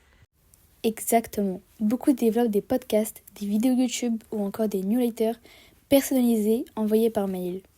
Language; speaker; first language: French; native; French